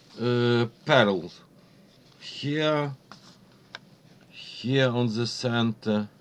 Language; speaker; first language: English; non-native, learner; Ukrainian